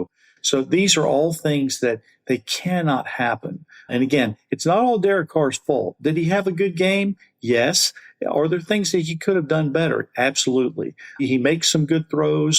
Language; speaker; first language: English; native; English